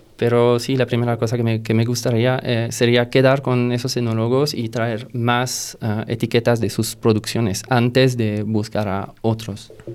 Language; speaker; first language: Spanish; non-native, fluent; French